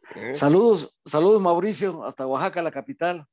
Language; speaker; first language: Spanish; native; Spanish